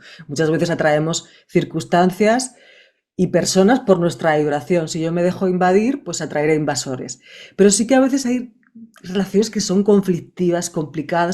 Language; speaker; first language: Spanish; native; Spanish